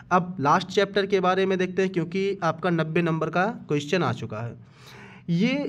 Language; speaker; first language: Hindi; native; Hindi